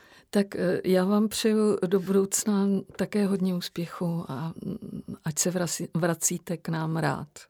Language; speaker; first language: Czech; native; Czech